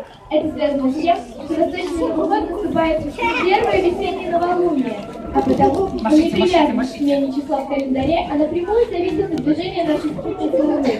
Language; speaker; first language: Russian; native; Russian